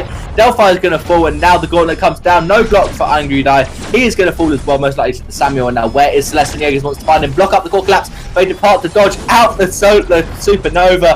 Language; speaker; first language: English; native; English